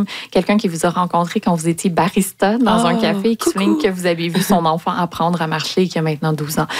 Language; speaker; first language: French; native; French